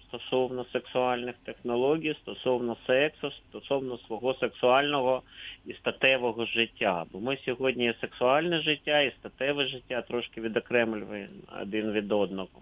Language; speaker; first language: Ukrainian; native; Ukrainian